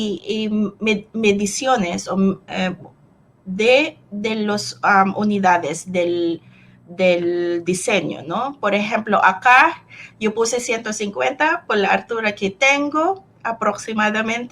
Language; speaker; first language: Spanish; non-native, fluent; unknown